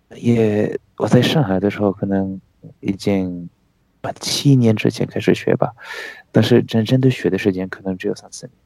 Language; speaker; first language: Chinese; non-native, fluent; French